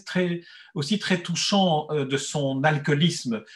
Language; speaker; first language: French; native; French